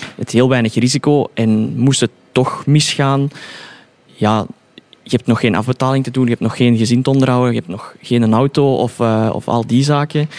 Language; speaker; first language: Dutch; native; Dutch